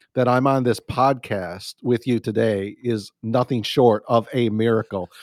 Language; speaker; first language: English; native; English